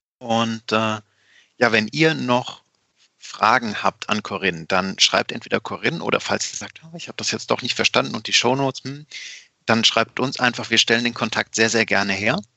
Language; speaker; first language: German; native; German